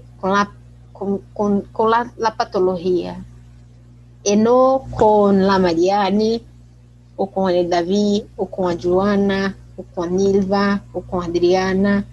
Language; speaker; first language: Spanish; non-native, fluent; Portuguese